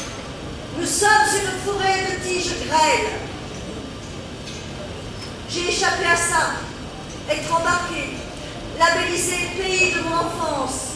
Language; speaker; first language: French; native; French